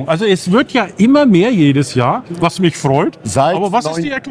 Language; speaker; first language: German; native; German